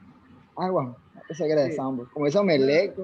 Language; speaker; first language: Spanish; native; Spanish